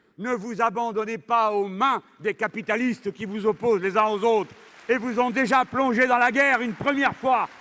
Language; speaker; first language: French; native; French